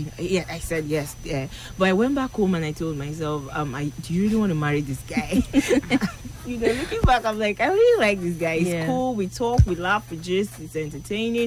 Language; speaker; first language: English; non-native, local second language; Igbo